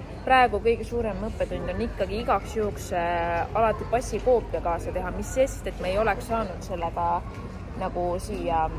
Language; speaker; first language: Estonian; native; Estonian